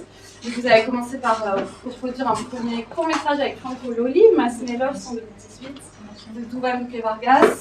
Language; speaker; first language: French; native; French